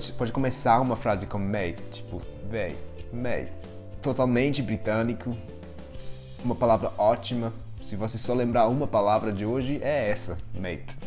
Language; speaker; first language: Portuguese; non-native, fluent; English